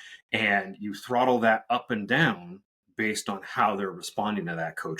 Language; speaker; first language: English; native; English